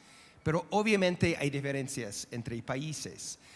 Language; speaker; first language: Spanish; non-native, fluent; English